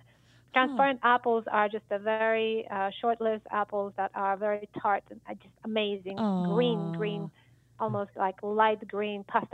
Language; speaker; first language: English; non-native, fluent; Polish